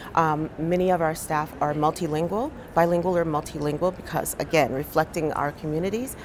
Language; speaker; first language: English; native; English